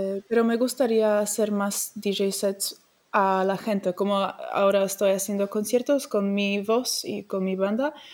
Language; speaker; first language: Spanish; non-native, fluent; English